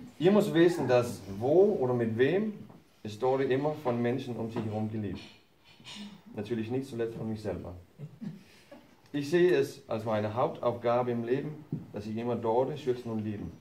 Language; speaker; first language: German; non-native, learner; Danish